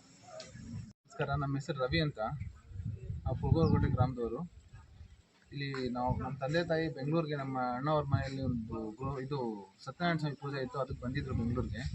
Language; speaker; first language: Kannada; native; Kannada